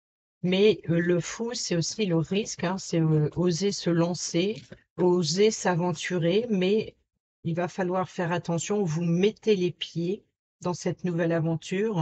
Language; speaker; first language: French; native; French